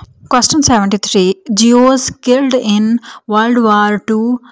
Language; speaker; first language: English; non-native, local second language; Urdu